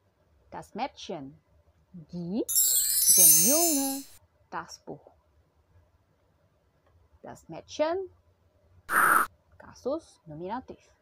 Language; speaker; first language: German; non-native, fluent; Indonesian